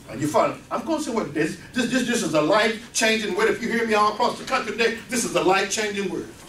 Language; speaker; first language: English; native; English